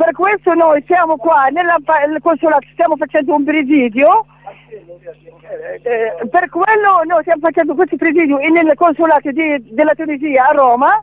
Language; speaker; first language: Italian; non-native, fluent; Arabic